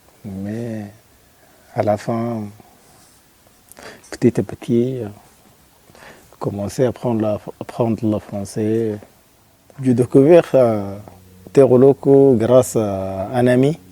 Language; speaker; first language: French; non-native, fluent; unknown